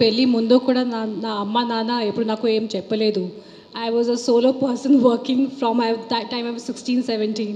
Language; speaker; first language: Telugu; non-native, local second language; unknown